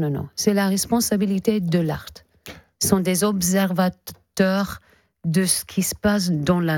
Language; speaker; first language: French; non-native, fluent; English